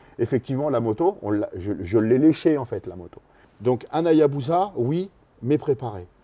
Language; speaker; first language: French; native; French